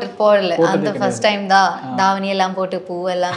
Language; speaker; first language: Tamil; non-native, learner; Malayalam